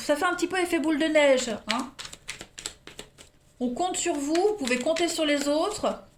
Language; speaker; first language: French; native; French